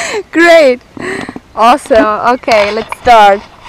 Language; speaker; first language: English; non-native, learner; German